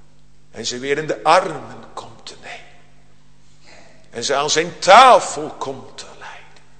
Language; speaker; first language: Dutch; native; Dutch